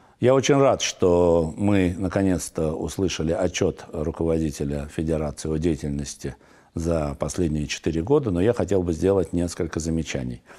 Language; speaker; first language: Russian; non-native, local second language; Armenian